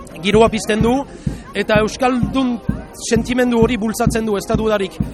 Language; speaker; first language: Basque; non-native, local second language; French